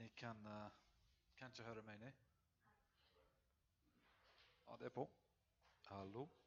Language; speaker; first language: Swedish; non-native, fluent; English